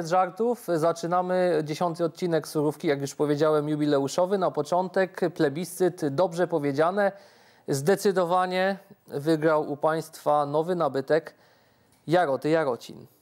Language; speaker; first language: Polish; native; Polish